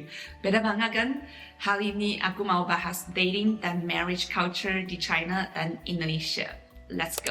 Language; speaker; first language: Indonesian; non-native, fluent; Chinese